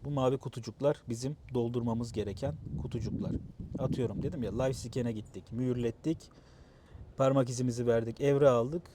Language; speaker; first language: Turkish; native; Turkish